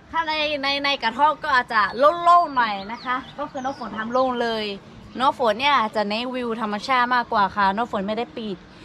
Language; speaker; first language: Thai; non-native, local second language; Lahu